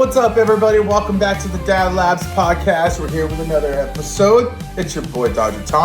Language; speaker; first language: English; native; English